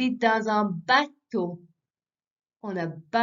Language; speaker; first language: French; non-native, fluent; English